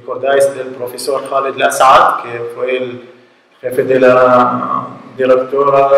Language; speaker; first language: Spanish; non-native, learner; Arabic